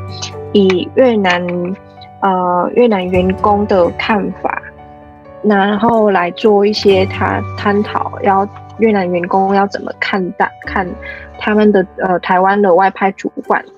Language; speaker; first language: Chinese; non-native, fluent; Vietnamese